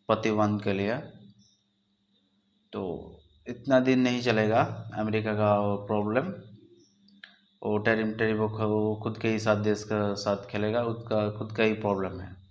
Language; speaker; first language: Hindi; non-native, local second language; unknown